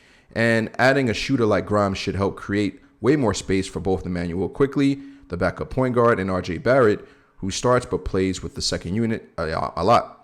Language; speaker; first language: English; native; English